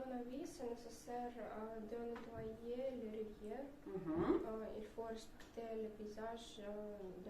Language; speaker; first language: French; non-native, learner; Russian